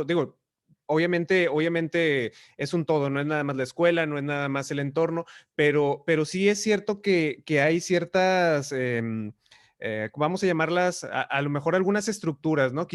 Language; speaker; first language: Spanish; native; Spanish